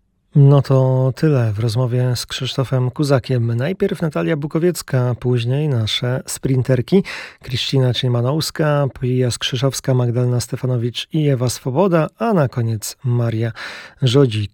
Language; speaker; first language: Polish; native; Polish